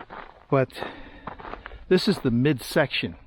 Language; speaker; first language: English; native; English